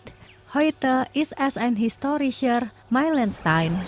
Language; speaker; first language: German; non-native, learner; Indonesian